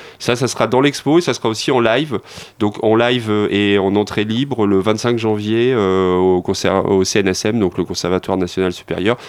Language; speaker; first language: French; native; French